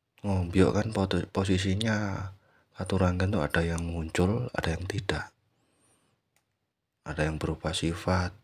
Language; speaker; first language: Indonesian; native; Indonesian